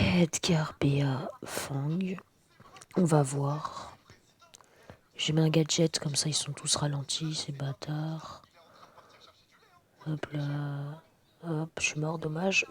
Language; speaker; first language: French; native; French